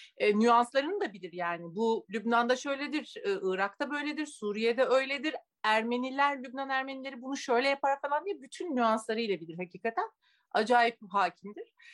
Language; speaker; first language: Turkish; native; Turkish